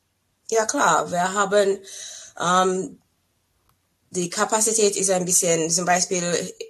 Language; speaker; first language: German; non-native, learner; English